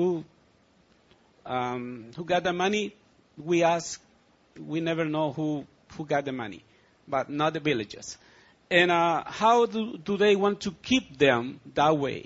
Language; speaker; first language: English; non-native, learner; Spanish